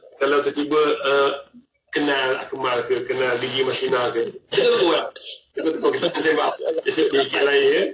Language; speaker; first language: Malay; native; Malay